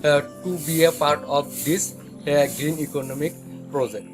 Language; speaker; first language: English; non-native, learner; Bangla